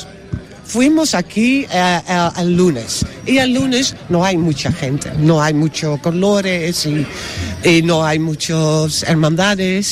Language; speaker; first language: Spanish; non-native, learner; Dutch